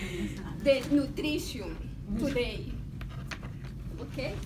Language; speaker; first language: English; non-native, learner; Spanish